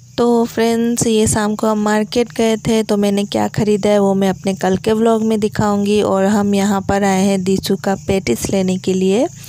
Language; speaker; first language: Hindi; non-native, local second language; Bangla